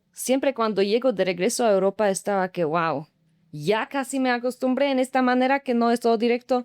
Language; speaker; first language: Spanish; non-native, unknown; Slovak